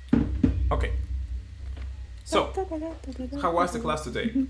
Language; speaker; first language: English; non-native, fluent; Spanish